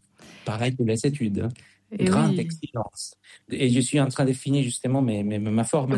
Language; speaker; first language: French; non-native, fluent; Spanish